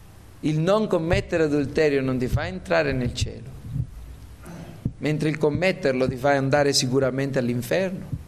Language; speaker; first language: Italian; native; Italian